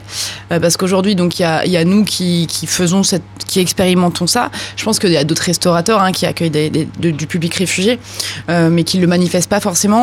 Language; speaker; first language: French; native; French